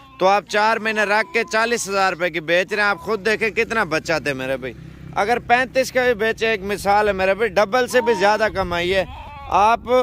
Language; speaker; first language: Urdu; non-native, local second language; Punjabi